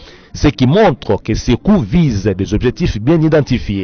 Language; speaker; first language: French; native; French